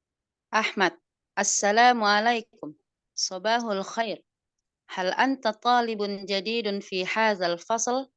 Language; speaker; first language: Arabic; non-native, learner; Indonesian